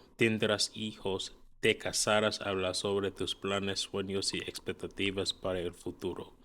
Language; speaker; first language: Spanish; non-native, learner; English